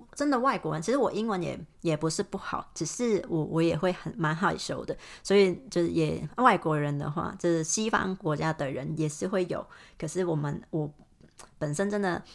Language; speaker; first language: Chinese; non-native, fluent; Cantonese